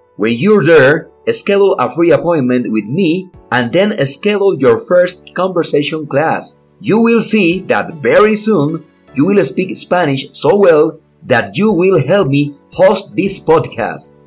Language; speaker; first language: English; non-native, fluent; Spanish